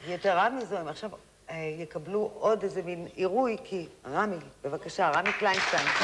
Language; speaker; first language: Hebrew; native; Hebrew